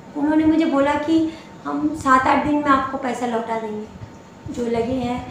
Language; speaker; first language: Hindi; non-native, local second language; Bangla